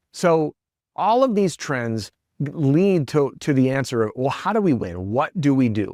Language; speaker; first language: English; native; English